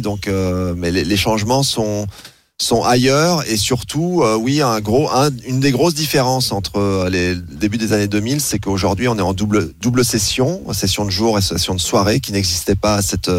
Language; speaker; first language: French; native; French